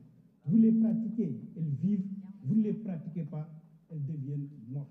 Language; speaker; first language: French; non-native, local second language; Wolof